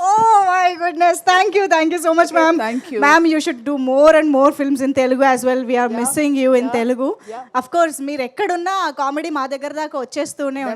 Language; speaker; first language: Telugu; native; Telugu